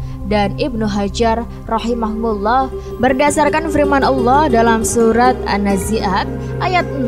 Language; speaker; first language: Indonesian; native; Indonesian